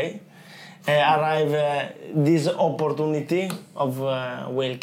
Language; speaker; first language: English; non-native, learner; Italian